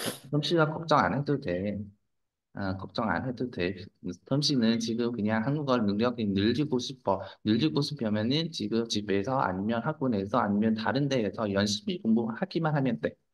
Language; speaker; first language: Korean; non-native, fluent; Vietnamese